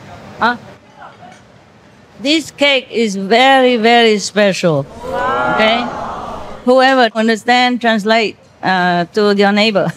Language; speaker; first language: English; non-native, fluent; Vietnamese